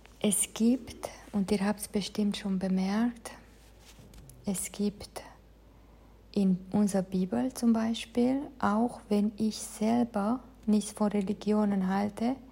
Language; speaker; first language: German; non-native, fluent; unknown